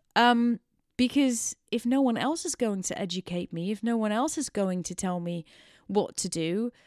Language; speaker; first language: English; non-native, fluent; Dutch